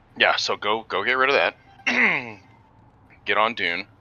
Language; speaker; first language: English; native; English